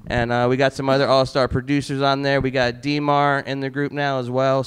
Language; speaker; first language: English; native; English